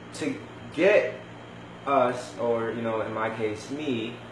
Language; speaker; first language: English; early bilingual, other home language; Spanish